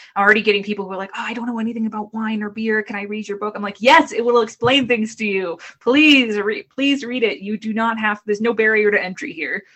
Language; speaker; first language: English; native; English